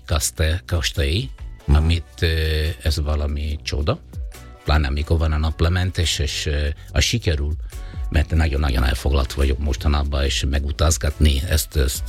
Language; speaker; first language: Hungarian; non-native, learner; Italian